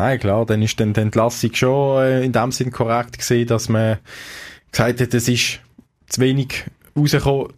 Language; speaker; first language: German; native; German